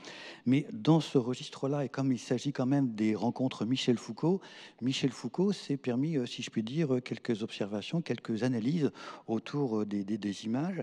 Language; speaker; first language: French; native; French